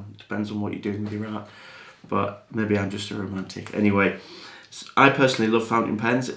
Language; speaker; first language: English; native; English